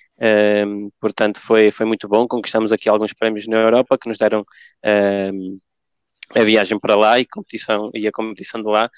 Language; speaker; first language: Portuguese; early bilingual, other home language; Spanish